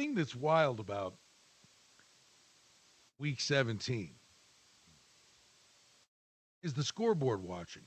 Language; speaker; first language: English; native; English